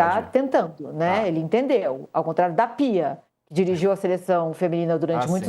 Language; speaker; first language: Portuguese; native; Portuguese